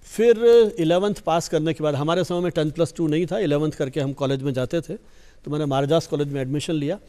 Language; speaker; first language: Hindi; native; Hindi